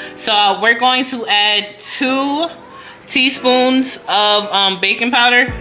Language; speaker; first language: English; native; English